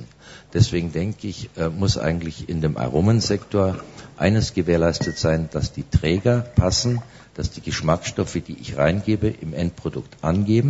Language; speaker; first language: German; native; German